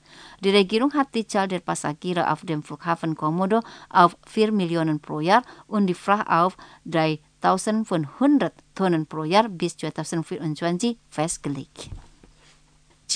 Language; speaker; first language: German; non-native, fluent; Indonesian